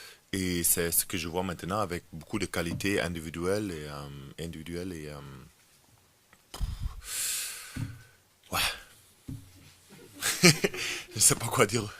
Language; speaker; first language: French; non-native, fluent; German